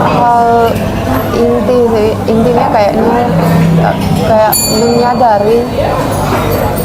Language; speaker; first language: Indonesian; non-native, fluent; Finnish